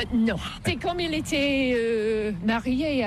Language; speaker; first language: French; non-native, learner; English